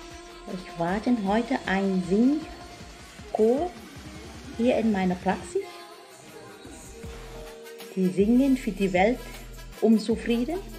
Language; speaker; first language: German; non-native, learner; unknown